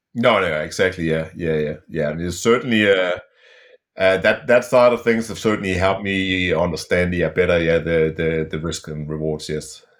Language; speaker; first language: English; non-native, fluent; Danish